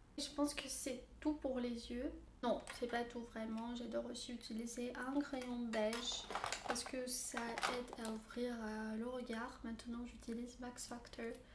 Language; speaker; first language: French; non-native, fluent; Armenian